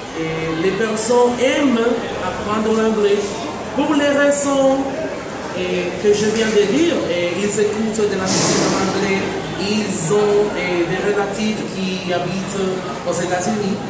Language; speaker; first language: French; non-native, fluent; Spanish